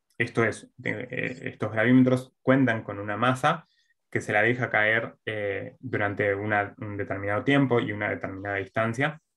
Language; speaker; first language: Spanish; native; Spanish